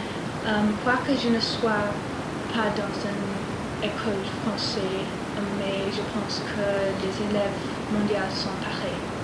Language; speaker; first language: French; non-native, learner; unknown